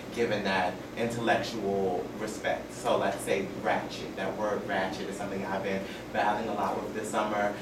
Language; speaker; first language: English; native; English